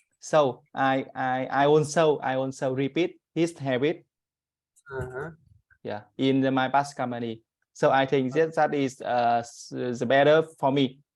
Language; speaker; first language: English; non-native, learner; Vietnamese